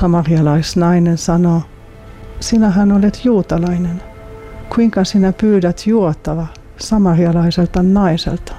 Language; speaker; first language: Finnish; non-native, fluent; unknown